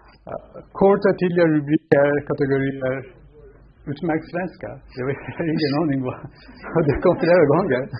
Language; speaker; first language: Swedish; non-native, fluent; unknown